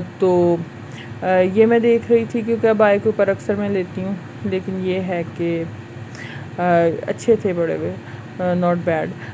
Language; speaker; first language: Urdu; native; Urdu